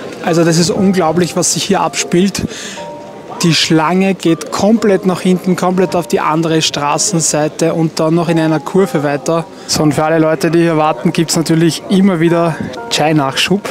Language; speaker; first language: German; native; German